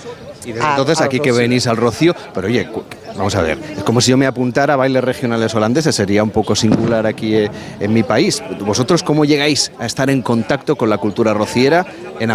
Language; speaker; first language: Spanish; native; Spanish